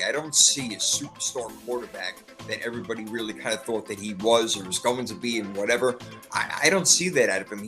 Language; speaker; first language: English; native; English